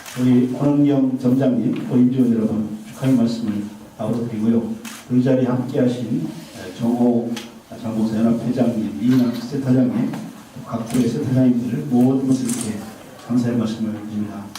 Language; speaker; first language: Korean; native; Korean